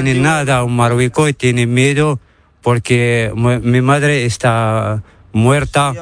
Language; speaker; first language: Spanish; non-native, learner; Arabic